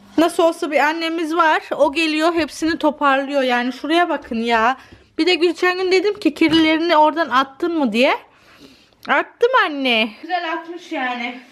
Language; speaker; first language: Turkish; early bilingual, heritage; Turkish